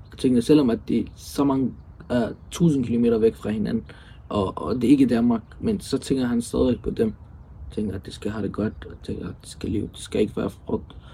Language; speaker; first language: Danish; early bilingual, other home language; Arabic